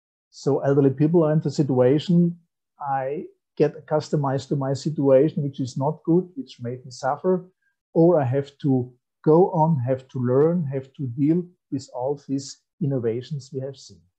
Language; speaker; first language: English; non-native, fluent; German